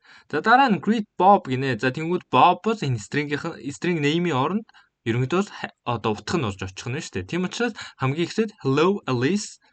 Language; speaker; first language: Mongolian; native; Mongolian